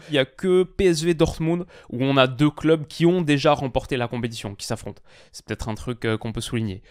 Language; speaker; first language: French; native; French